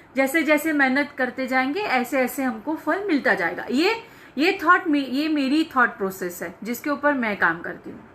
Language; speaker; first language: Hindi; non-native, local second language; Gujarati